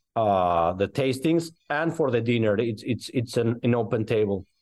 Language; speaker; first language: English; non-native, fluent; Spanish